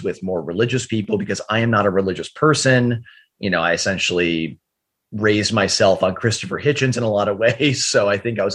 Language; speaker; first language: English; native; English